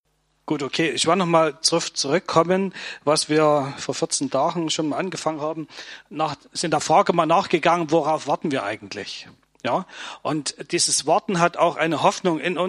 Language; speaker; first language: German; native; German